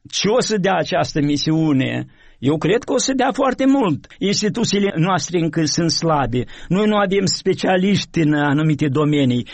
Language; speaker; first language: Romanian; native; Romanian